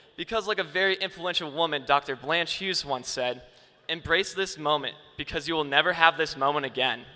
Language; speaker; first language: English; native; English